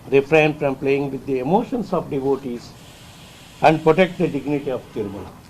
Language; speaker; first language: English; non-native, local second language; Telugu